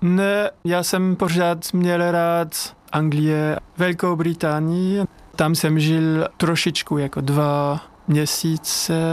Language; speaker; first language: Czech; non-native, learner; French